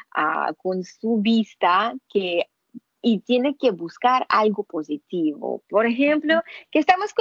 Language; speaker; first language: Spanish; non-native, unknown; Russian